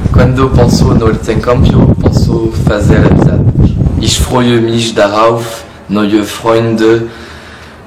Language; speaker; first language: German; non-native, learner; French